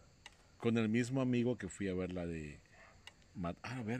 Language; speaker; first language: Spanish; native; Spanish